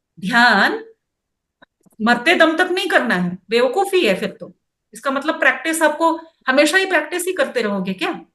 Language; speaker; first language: Hindi; non-native, local second language; Kannada